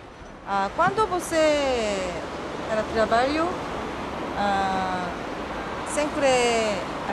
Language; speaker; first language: Portuguese; non-native, learner; Korean